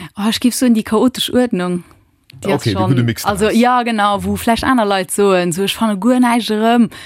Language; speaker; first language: Luxembourgish; early bilingual, other home language; Italian